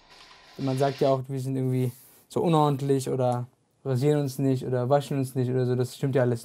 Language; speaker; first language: German; native; German